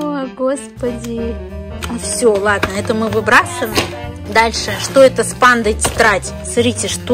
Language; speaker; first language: Russian; native; Russian